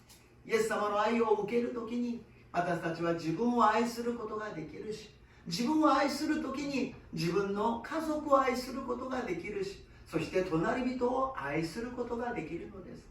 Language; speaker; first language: Japanese; non-native, fluent; Korean